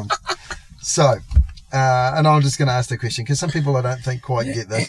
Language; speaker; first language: English; native; English